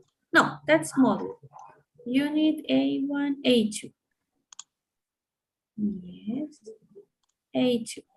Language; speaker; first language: English; non-native, fluent; Spanish